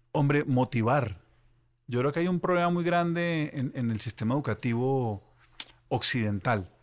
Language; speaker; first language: Spanish; native; Spanish